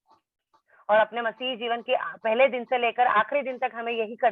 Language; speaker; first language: Hindi; native; Hindi